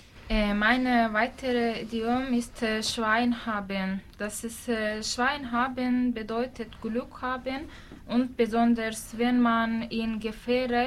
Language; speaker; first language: German; non-native, learner; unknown